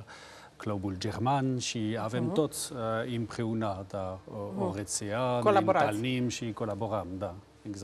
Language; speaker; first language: Romanian; non-native, learner; French